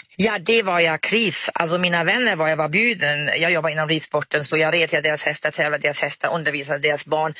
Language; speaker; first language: Swedish; non-native, fluent; German